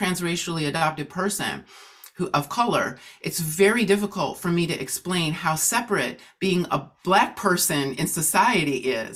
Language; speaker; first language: English; native; English